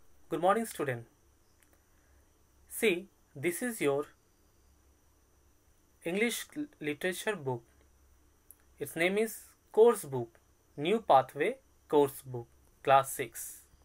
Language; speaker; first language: English; non-native, local second language; Bangla